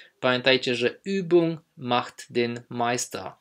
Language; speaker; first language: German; non-native, fluent; Polish